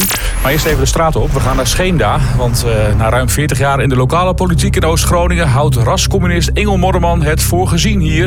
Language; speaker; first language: Dutch; native; Dutch